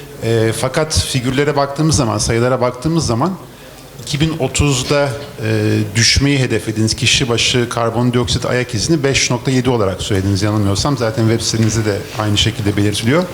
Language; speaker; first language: Turkish; native; Turkish